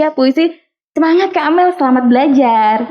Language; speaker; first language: Indonesian; native; Indonesian